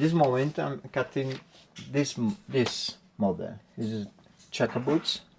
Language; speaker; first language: English; non-native, learner; Italian